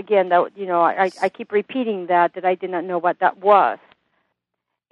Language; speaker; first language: English; non-native, fluent; Italian